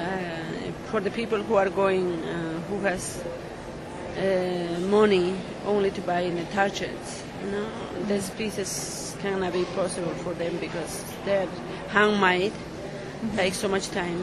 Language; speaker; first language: English; non-native, learner; Spanish